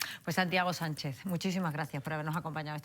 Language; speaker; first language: Spanish; native; Spanish